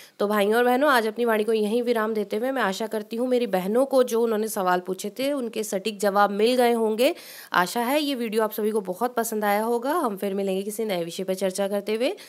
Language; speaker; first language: Hindi; native; Hindi